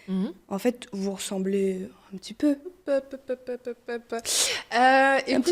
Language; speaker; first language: French; early bilingual, other home language; Portuguese